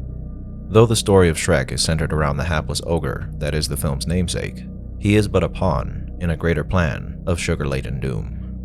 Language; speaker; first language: English; native; English